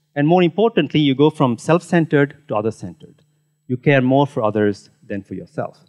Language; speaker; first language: English; non-native, local second language; Tamil